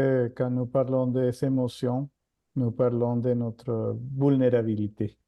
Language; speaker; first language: French; non-native, fluent; Spanish